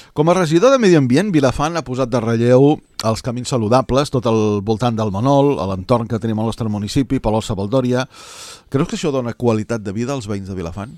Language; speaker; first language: Catalan; native; Catalan